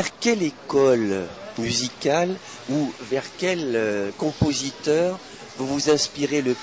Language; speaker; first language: French; native; French